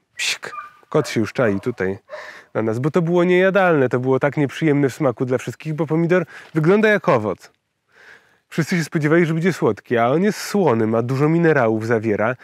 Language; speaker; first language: Polish; native; Polish